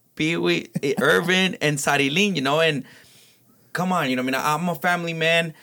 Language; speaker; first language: English; early bilingual, other home language; Spanish